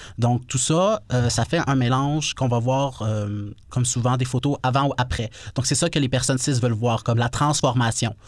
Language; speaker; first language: French; native; French